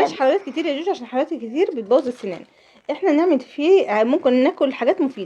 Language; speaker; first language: Arabic; native; Arabic